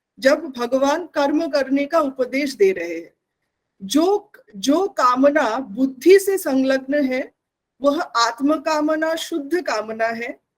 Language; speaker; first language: Hindi; non-native, local second language; Bangla